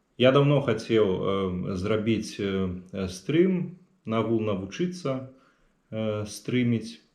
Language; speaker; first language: Belarusian; native; Belarusian